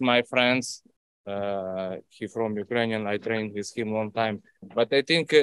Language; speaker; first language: English; non-native, learner; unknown